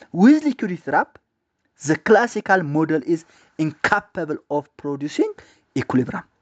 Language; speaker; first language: English; non-native, local second language; Amharic